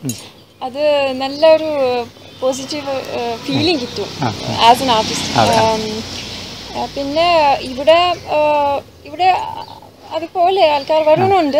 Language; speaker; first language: Malayalam; early bilingual, heritage; Malayalam